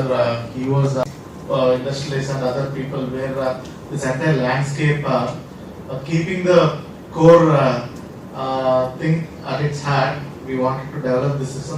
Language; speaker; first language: English; non-native, local second language; Telugu